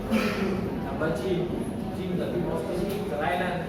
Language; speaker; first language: Indonesian; non-native, learner; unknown